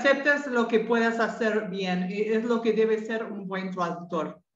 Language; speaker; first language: Spanish; non-native, fluent; English